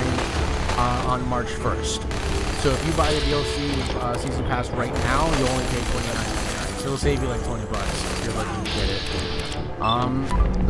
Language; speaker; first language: English; native; English